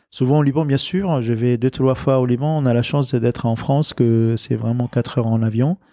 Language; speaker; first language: French; non-native, local second language; Arabic